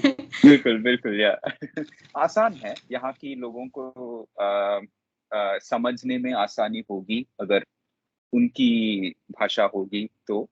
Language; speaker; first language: Hindi; non-native, local second language; Telugu